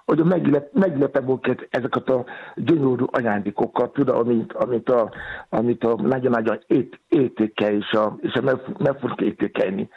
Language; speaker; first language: Hungarian; non-native, learner; Yoruba